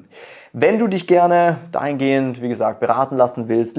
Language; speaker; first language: German; native; German